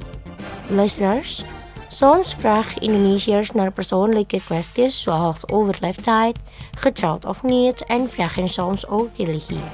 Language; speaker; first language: Dutch; non-native, learner; Indonesian